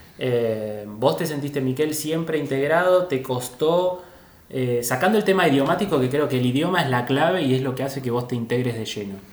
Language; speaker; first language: Spanish; native; Spanish